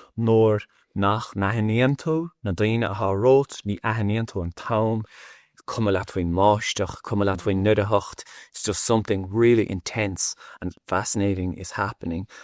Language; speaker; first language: Irish; non-native, local second language; English